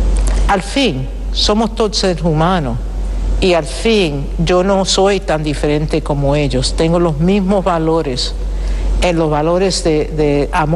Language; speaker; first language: Spanish; early bilingual, heritage; Spanish